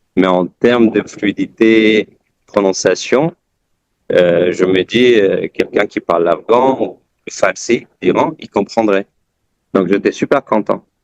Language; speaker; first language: French; early bilingual, other home language; Persian